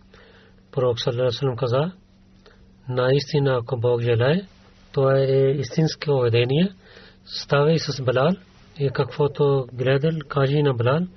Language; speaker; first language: Bulgarian; non-native, learner; Urdu